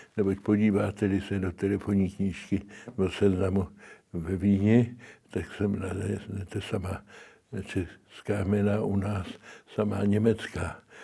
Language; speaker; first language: Czech; early bilingual, heritage; Czech